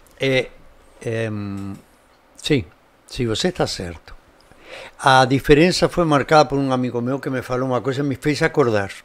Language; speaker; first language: Portuguese; non-native, fluent; Spanish